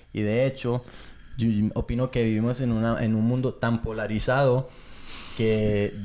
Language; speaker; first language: Spanish; early bilingual, heritage; Spanish